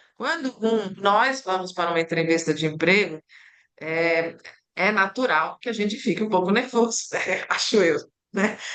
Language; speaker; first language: Portuguese; early bilingual, other home language; Italian